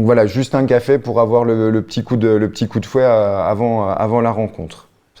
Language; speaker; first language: French; native; French